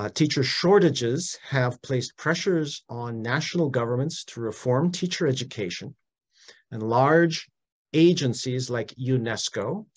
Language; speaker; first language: English; native; English